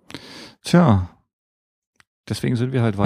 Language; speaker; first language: German; native; German